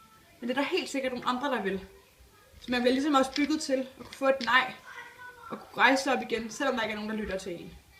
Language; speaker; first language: Danish; native; Danish